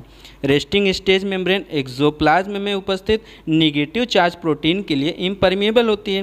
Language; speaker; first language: Hindi; native; Hindi